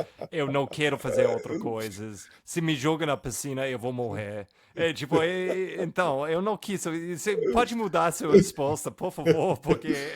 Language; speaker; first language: Portuguese; non-native, fluent; English